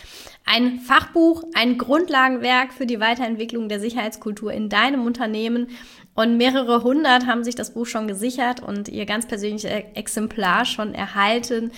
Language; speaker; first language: German; native; German